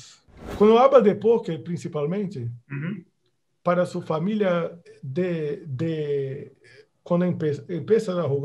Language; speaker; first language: Spanish; non-native, fluent; Portuguese